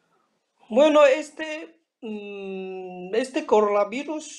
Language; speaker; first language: Spanish; non-native, fluent; Chinese